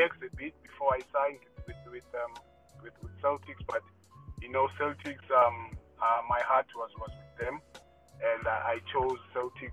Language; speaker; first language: English; non-native, local second language; Xhosa